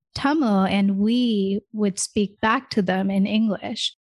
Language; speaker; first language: English; native; English